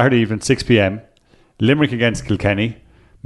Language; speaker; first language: English; native; English